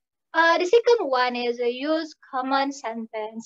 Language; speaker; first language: English; non-native, learner; Indonesian